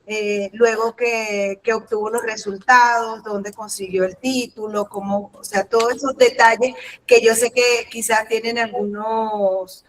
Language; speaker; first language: Spanish; native; Spanish